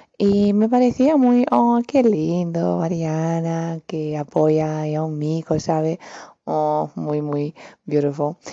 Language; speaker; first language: Spanish; non-native, fluent; Romanian